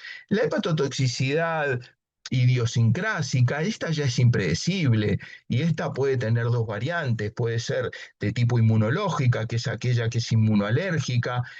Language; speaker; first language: Spanish; native; Spanish